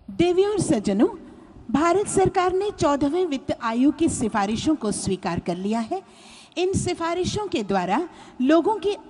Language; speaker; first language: Hindi; native; Hindi